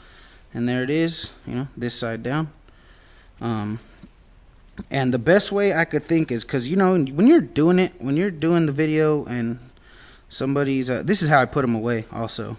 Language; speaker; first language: English; native; English